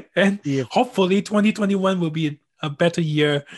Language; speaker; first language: English; non-native, local second language; Cantonese